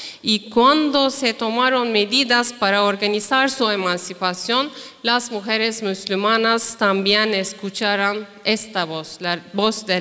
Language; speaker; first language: Spanish; non-native, fluent; Turkish